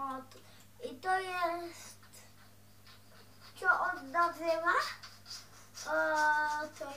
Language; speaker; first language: Polish; early bilingual, heritage; Dutch